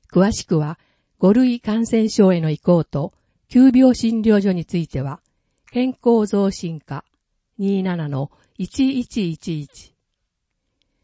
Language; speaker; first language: Japanese; native; Japanese